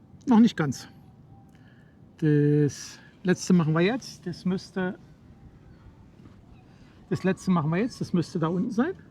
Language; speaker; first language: German; native; German